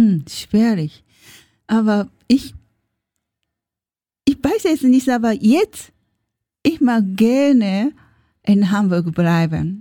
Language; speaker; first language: German; non-native, learner; Japanese